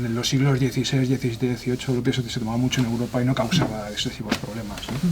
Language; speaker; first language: Spanish; native; Spanish